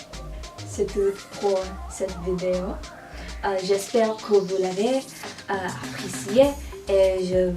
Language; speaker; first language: French; non-native, learner; English